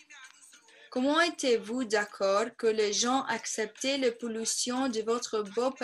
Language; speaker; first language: French; non-native, learner; English